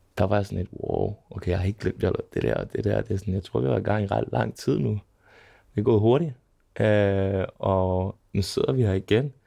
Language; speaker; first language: Danish; early bilingual, other home language; Serbian